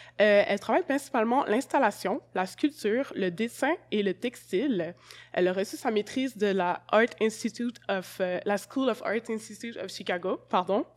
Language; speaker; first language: French; native; French